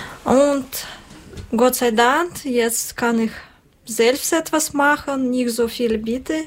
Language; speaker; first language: German; non-native, learner; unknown